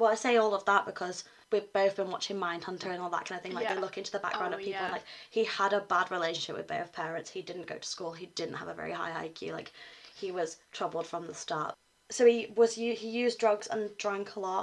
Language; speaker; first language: English; native; English